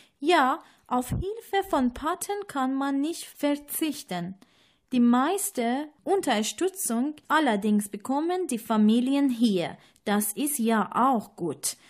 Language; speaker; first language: German; non-native, learner; Persian